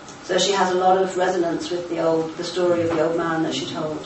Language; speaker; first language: English; native; English